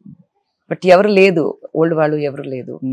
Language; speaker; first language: Telugu; non-native, learner; Tamil